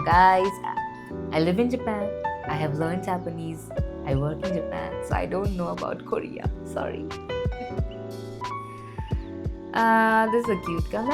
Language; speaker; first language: English; non-native, local second language; Hindi